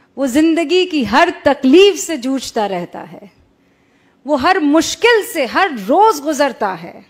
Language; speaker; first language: Hindi; native; Hindi